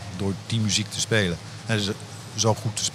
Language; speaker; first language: Dutch; native; Dutch